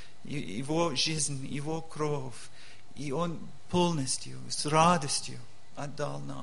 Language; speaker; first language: Russian; non-native, learner; English